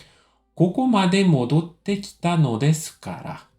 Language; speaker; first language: Japanese; non-native, fluent; French